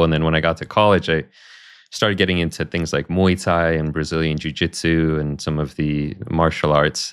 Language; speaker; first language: English; native; English